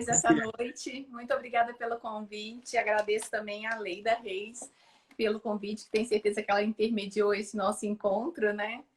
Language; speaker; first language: Portuguese; native; Portuguese